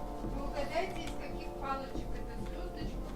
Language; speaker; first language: Russian; native; Russian